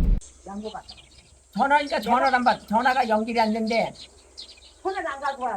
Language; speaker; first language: Korean; native; Korean